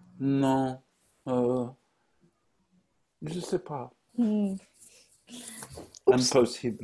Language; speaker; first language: French; non-native, fluent; English